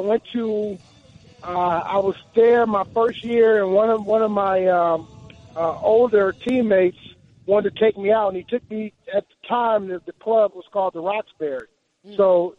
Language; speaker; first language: English; native; English